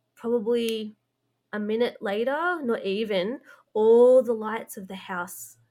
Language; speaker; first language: English; native; English